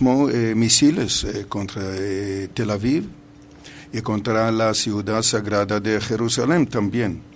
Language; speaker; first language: Spanish; non-native, fluent; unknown